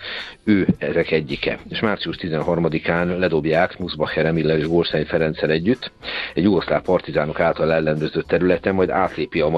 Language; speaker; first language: Hungarian; native; Hungarian